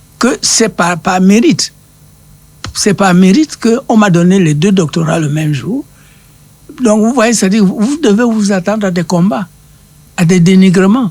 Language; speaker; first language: French; non-native, local second language; Duala